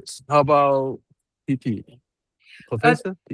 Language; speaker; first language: English; non-native, learner; Chinese